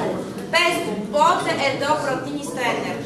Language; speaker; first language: Greek; non-native, learner; Russian